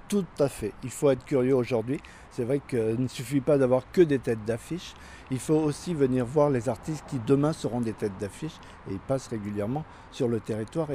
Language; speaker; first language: French; native; French